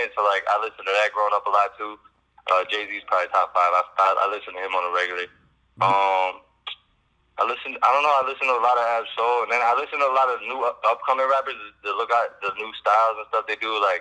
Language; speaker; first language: English; native; English